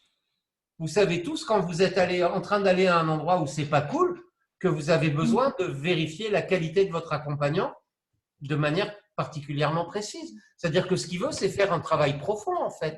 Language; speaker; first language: French; native; French